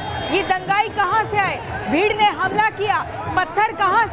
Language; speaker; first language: Hindi; native; Hindi